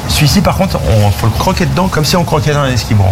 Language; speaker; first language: French; native; French